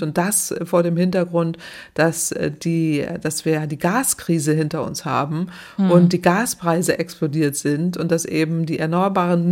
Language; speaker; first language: German; native; German